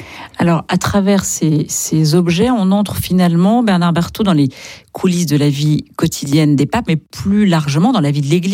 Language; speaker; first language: French; native; French